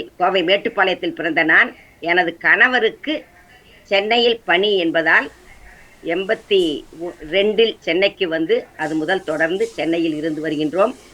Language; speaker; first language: Tamil; non-native, local second language; Kannada